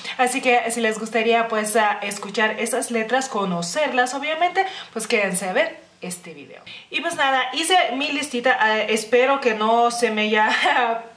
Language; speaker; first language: Spanish; non-native, fluent; Lithuanian